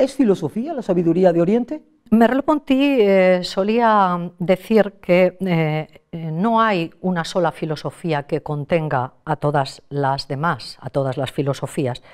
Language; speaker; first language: Spanish; native; Spanish